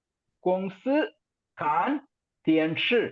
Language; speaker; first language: Chinese; non-native, fluent; Tamil